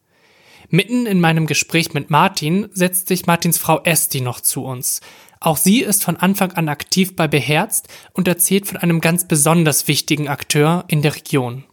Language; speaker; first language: German; native; German